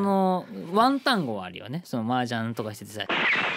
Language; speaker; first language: Japanese; native; Japanese